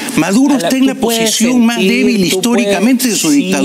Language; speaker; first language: Spanish; native; Spanish